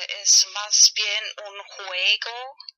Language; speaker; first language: Spanish; non-native, fluent; German